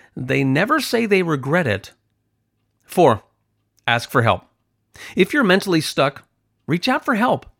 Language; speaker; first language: English; native; English